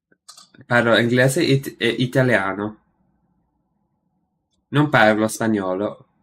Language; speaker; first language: Italian; non-native, learner; English